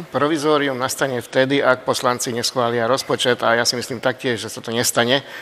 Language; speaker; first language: Slovak; non-native, local second language; Hungarian